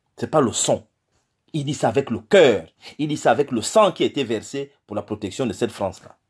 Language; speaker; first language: French; non-native, local second language; Fang